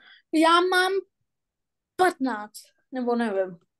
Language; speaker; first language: Czech; non-native, learner; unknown